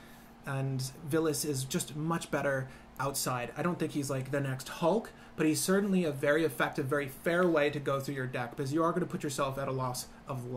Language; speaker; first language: English; native; English